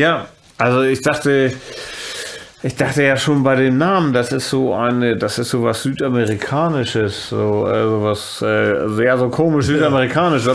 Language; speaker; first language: German; native; German